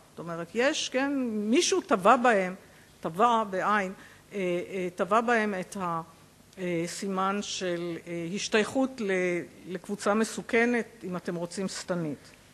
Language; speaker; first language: Hebrew; native; Hebrew